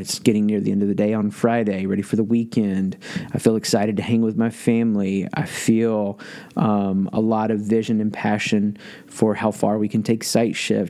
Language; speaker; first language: English; native; English